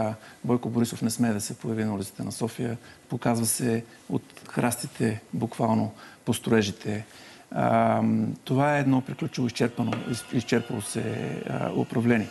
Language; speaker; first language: Bulgarian; native; Bulgarian